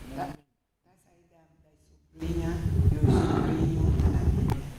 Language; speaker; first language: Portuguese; non-native, learner; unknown